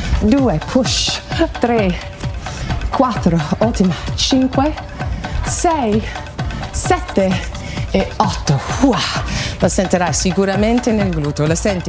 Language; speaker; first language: Italian; non-native, fluent; English